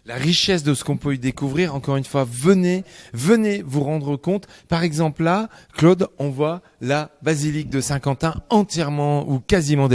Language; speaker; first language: French; native; French